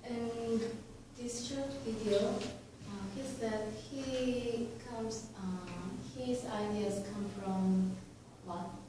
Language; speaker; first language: English; non-native, learner; Korean